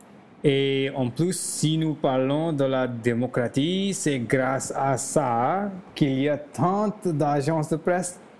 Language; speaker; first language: French; non-native, learner; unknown